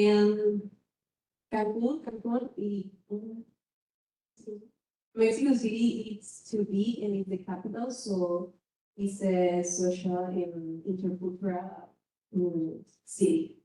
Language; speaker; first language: English; non-native, learner; Spanish